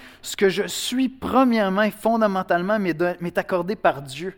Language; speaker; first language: French; native; French